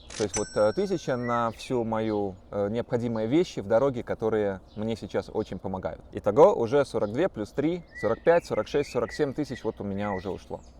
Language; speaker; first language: Russian; native; Russian